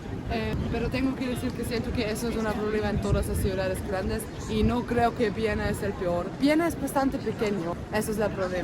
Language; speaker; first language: Spanish; non-native, fluent; German